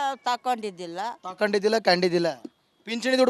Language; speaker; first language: Kannada; native; Kannada